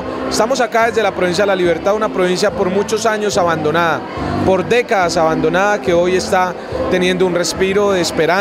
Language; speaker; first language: Spanish; native; Spanish